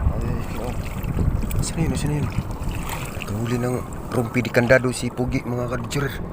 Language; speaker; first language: Filipino; non-native, local second language; Cebuano